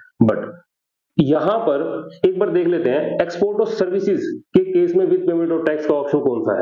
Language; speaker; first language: Hindi; native; Hindi